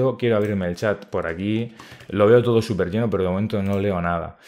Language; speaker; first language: Spanish; native; Spanish